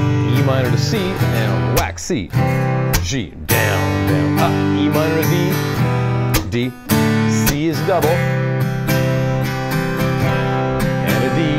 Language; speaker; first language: English; native; English